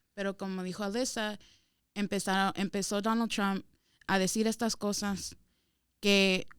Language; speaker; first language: Spanish; early bilingual, heritage; Spanish